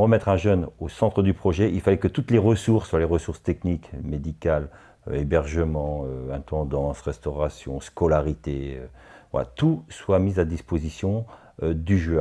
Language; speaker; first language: French; native; French